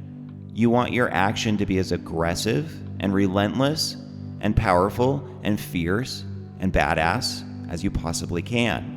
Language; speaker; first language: English; native; English